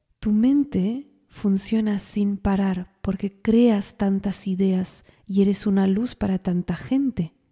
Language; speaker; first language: Spanish; non-native, fluent; French